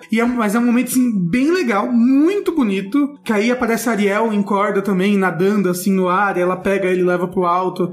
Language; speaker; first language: Portuguese; native; Portuguese